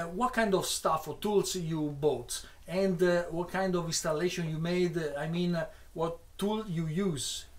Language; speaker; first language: English; non-native, learner; Italian